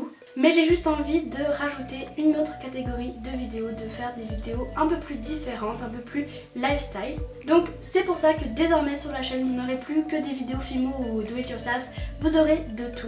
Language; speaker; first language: French; native; French